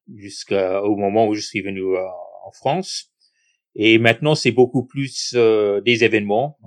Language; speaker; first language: French; non-native, fluent; English